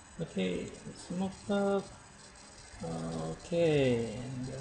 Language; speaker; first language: English; non-native, learner; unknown